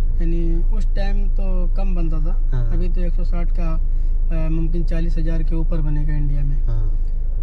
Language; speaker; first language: Hindi; native; Hindi